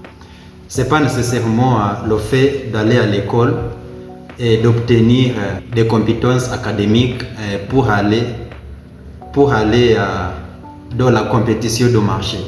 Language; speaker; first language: French; non-native, learner; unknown